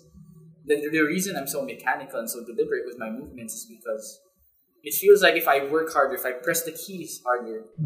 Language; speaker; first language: English; non-native, local second language; Hiligaynon